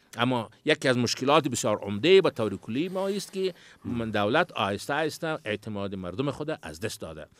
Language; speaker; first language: Persian; native; Persian